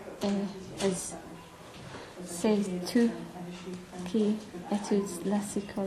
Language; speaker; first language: French; non-native, learner; English